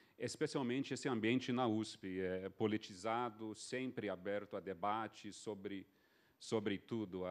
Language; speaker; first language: Portuguese; non-native, fluent; English